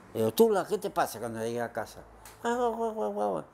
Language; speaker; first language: Spanish; native; Spanish